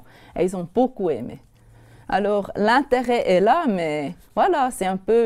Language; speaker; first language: French; non-native, local second language; German